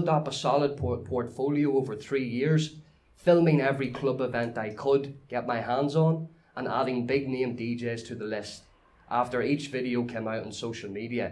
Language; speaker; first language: English; native; English